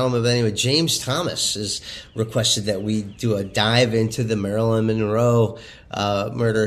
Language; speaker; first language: English; native; English